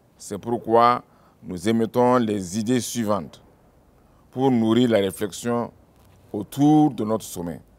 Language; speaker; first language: French; non-native, local second language; Mossi